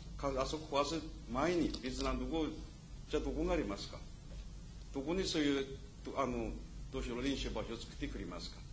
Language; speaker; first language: Japanese; native; Japanese